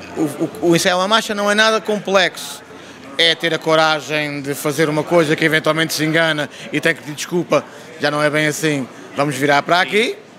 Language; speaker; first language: Portuguese; native; Portuguese